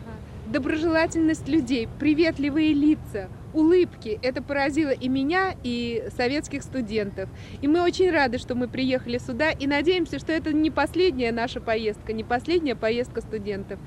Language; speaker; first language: Russian; native; Russian